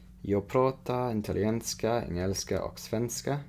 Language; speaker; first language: Swedish; non-native, learner; English